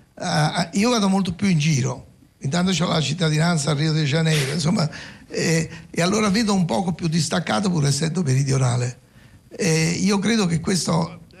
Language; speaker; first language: Italian; native; Italian